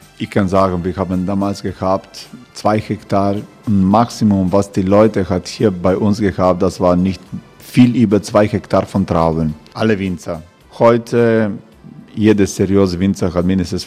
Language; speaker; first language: German; non-native, learner; Croatian